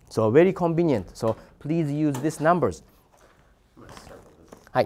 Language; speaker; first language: English; non-native, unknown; Japanese